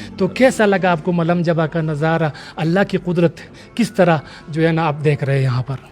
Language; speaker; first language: Urdu; non-native, local second language; Pashto